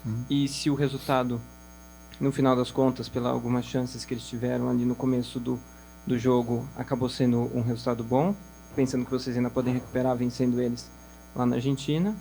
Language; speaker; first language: Portuguese; native; Portuguese